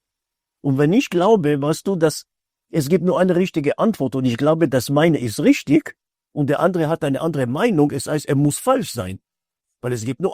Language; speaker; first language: German; non-native, fluent; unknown